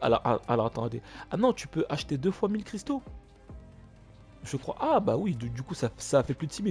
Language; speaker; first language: French; native; French